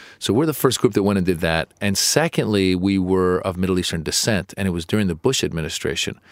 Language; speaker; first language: English; early bilingual, other home language; Persian